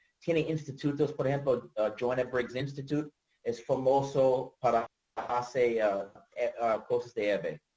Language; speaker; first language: Spanish; non-native, learner; English